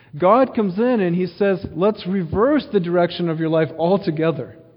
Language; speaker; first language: English; early bilingual, other home language; Ukrainian